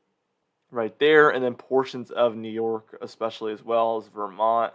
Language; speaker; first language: English; native; English